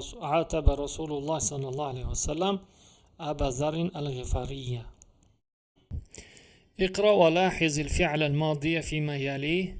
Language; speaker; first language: Arabic; non-native, fluent; Uzbek